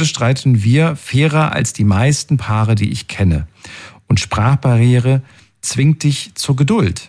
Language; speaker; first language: German; native; German